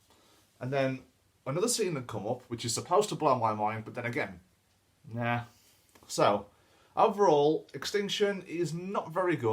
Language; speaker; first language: English; native; English